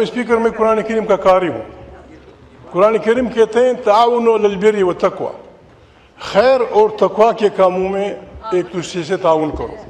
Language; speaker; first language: Urdu; non-native, local second language; Pashto